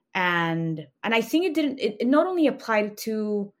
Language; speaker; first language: English; non-native, fluent; Spanish